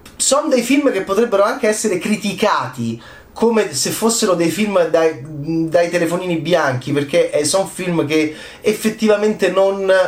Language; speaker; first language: Italian; native; Italian